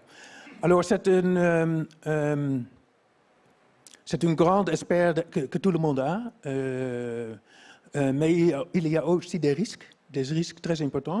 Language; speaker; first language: French; non-native, fluent; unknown